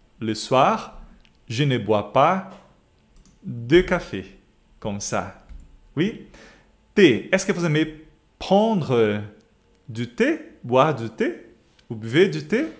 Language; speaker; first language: French; non-native, fluent; Portuguese